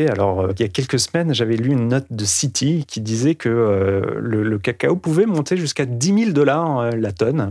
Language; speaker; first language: French; native; French